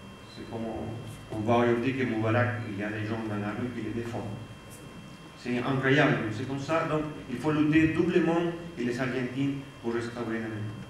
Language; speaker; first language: French; non-native, fluent; Spanish